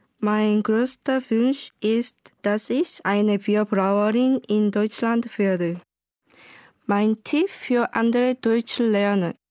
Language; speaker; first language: German; non-native, learner; Korean